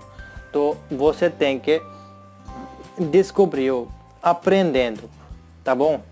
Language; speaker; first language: Portuguese; non-native, learner; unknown